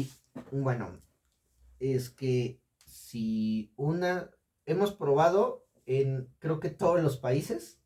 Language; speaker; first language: Spanish; native; Spanish